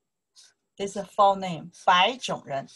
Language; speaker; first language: English; non-native, learner; Chinese